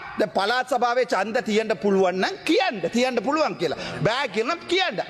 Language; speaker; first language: Sinhala; non-native, local second language; Tamil